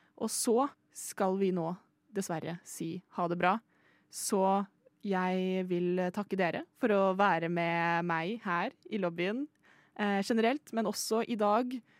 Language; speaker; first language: Norwegian; native; Norwegian